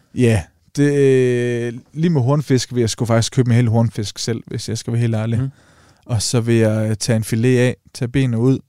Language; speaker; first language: Danish; native; Danish